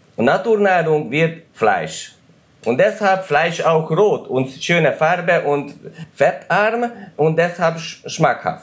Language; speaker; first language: German; non-native, learner; Hungarian